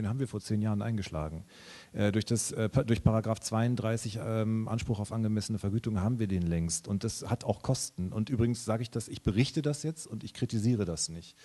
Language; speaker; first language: German; native; German